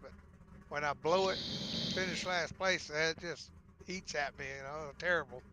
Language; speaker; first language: English; native; English